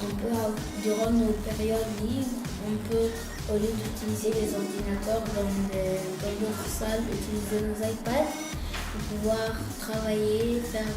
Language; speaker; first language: French; non-native, fluent; Arabic